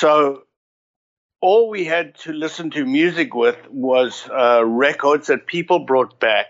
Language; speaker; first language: English; native; English